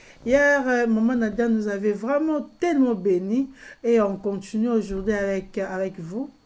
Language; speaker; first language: French; non-native, local second language; Lingala